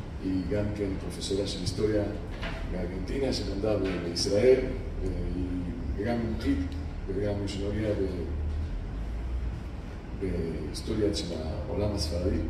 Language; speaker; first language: Hebrew; non-native, fluent; Spanish